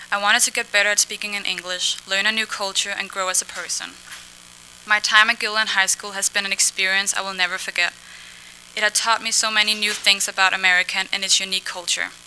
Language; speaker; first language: English; non-native, fluent; Danish